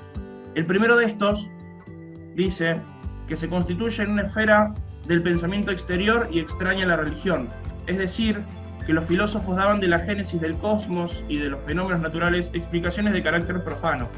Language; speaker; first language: Spanish; native; Spanish